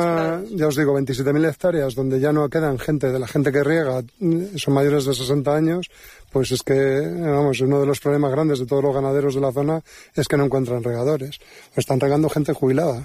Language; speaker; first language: Spanish; native; Spanish